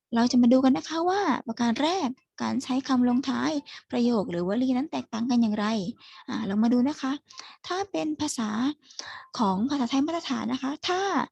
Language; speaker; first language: Thai; native; Thai